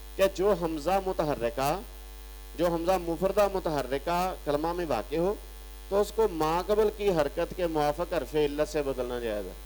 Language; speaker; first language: Urdu; non-native, local second language; Punjabi